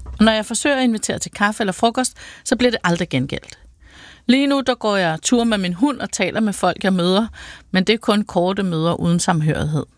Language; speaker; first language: Danish; native; Danish